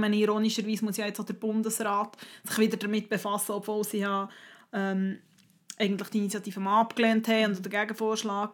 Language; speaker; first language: German; native; German